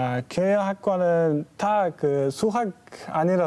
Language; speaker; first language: Korean; non-native, fluent; Uzbek